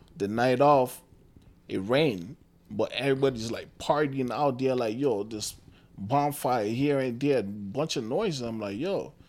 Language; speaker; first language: English; non-native, local second language; Akan